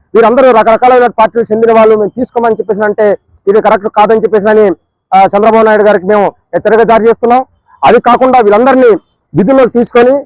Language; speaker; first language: Telugu; native; Telugu